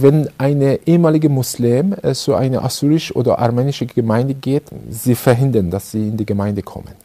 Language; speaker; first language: German; non-native, fluent; Persian